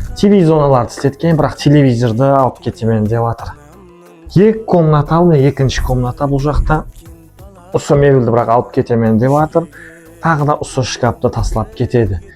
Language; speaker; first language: Uzbek; non-native, local second language; Kara-Kalpak